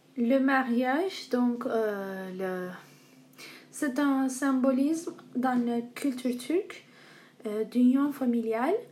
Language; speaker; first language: French; non-native, learner; Turkish